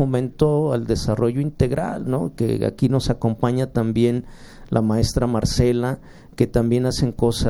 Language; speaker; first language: Spanish; native; Spanish